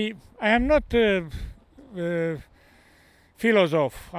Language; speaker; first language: English; non-native, learner; Romanian